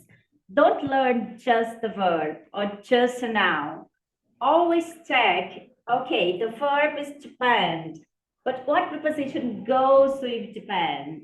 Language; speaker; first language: English; non-native, fluent; Portuguese